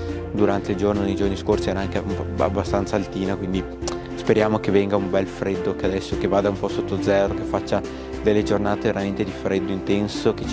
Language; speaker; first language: Italian; native; Italian